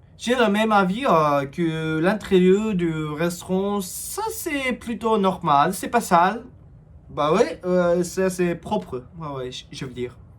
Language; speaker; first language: French; non-native, learner; Japanese